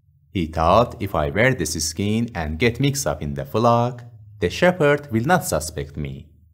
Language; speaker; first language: English; non-native, fluent; Persian